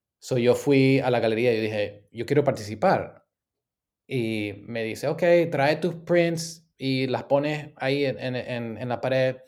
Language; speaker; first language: Spanish; early bilingual, heritage; Spanish